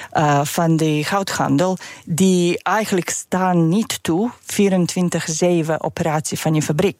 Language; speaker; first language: Dutch; non-native, fluent; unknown